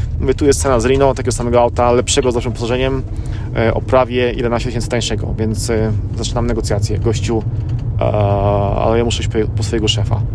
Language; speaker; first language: Polish; native; Polish